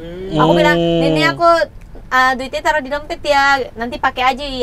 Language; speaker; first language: Indonesian; non-native, fluent; Japanese